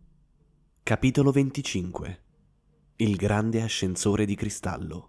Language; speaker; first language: Italian; native; Italian